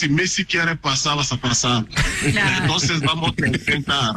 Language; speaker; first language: Spanish; non-native, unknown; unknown